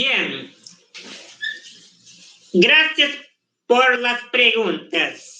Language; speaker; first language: Spanish; non-native, fluent; Portuguese